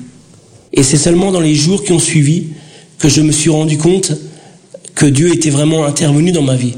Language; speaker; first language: French; early bilingual, other home language; Portuguese